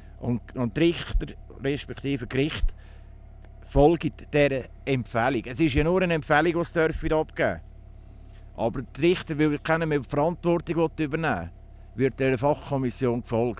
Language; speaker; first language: German; native; German